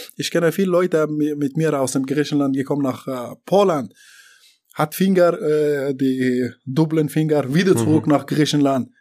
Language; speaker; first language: German; non-native, learner; Persian